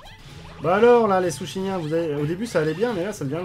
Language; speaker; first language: French; native; French